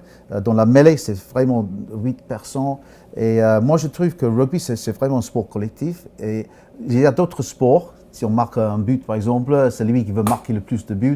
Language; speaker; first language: French; non-native, fluent; English